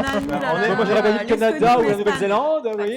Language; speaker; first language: French; native; French